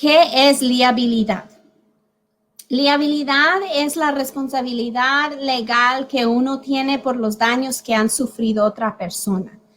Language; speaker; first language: Spanish; early bilingual, heritage; Spanish